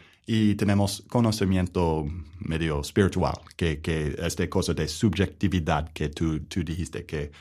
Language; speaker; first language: Spanish; non-native, learner; English